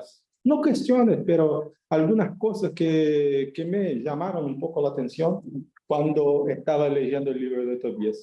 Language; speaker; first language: Spanish; non-native, fluent; Portuguese